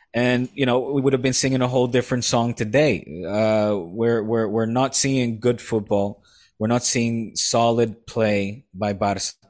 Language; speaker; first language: English; non-native, fluent; Dutch